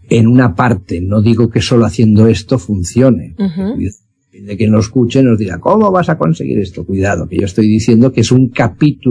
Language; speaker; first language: Spanish; native; Spanish